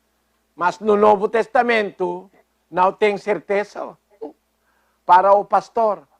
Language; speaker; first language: Portuguese; non-native, fluent; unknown